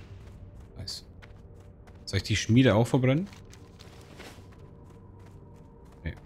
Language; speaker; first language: German; native; German